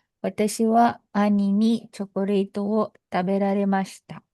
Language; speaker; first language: Japanese; non-native, learner; Filipino